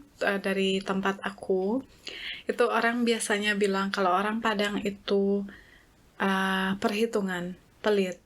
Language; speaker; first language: Indonesian; native; Indonesian